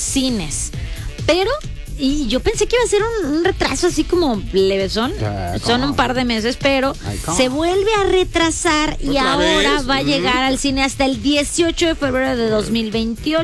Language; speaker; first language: Spanish; native; Spanish